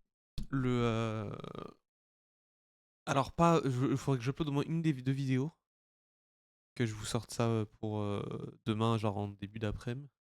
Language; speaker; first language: French; native; French